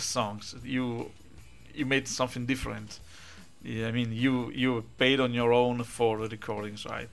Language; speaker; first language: English; non-native, fluent; Italian